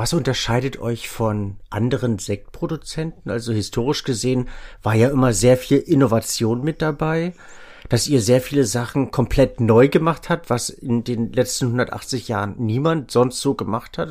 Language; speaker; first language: German; native; German